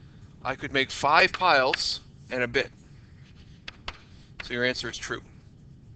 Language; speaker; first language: English; native; English